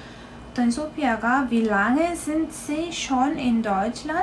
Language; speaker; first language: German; non-native, fluent; Korean